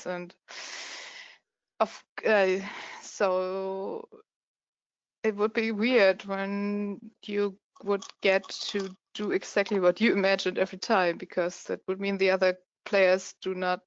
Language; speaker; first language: English; non-native, fluent; German